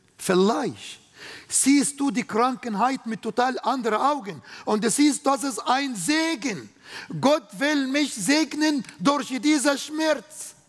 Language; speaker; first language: German; non-native, fluent; Arabic